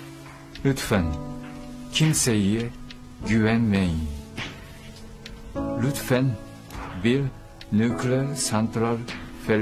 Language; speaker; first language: Turkish; non-native, learner; Japanese